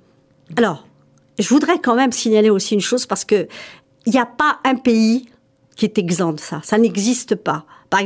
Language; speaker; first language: French; native; French